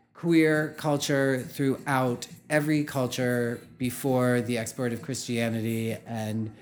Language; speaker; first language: English; native; English